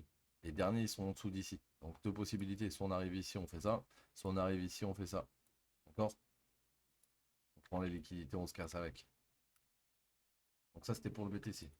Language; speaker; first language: French; native; French